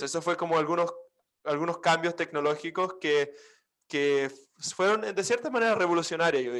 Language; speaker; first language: Spanish; non-native, fluent; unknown